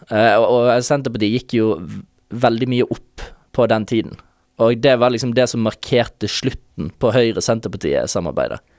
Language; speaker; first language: Norwegian; native; Norwegian